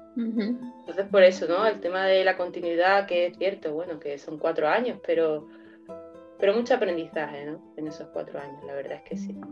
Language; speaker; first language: Spanish; native; Spanish